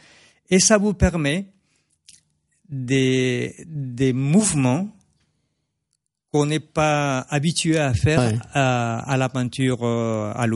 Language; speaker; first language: French; non-native, fluent; Spanish